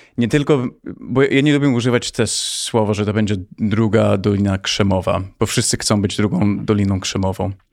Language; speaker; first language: Polish; early bilingual, heritage; Polish